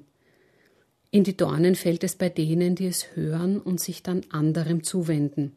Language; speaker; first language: German; native; German